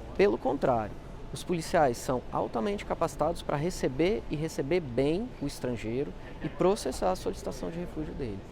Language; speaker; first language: Portuguese; native; Portuguese